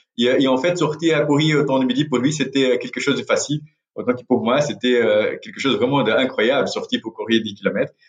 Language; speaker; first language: French; non-native, fluent; Portuguese